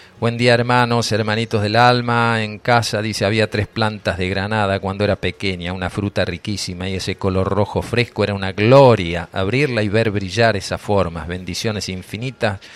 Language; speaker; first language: Spanish; native; Spanish